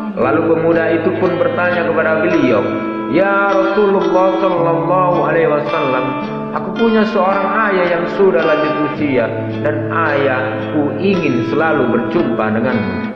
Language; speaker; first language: Indonesian; native; Indonesian